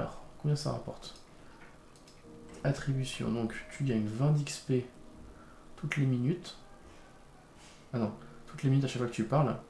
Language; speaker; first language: French; native; French